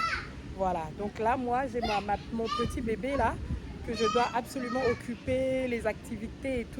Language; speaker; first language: French; native; French